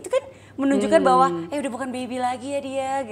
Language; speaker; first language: Indonesian; native; Indonesian